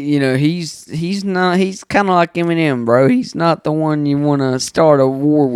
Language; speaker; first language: English; native; English